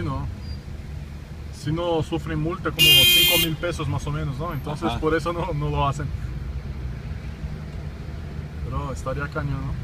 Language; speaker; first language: Spanish; non-native, learner; Portuguese